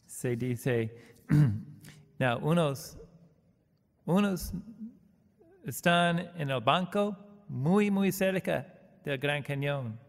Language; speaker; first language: Spanish; non-native, learner; English